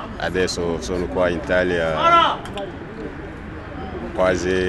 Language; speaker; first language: Italian; non-native, learner; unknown